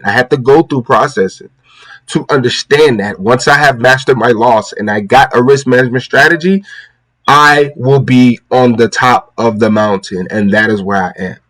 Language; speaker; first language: English; native; English